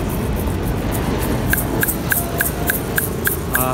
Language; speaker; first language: Japanese; non-native, fluent; English